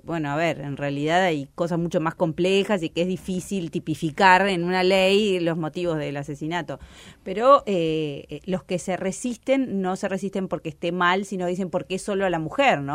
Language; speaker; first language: Spanish; native; Spanish